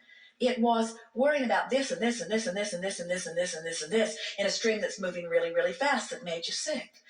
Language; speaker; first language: English; native; English